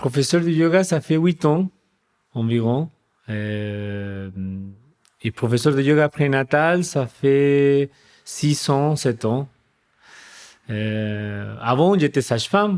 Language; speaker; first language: French; non-native, fluent; Spanish